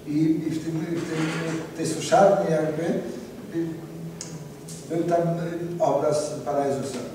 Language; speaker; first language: Polish; native; Polish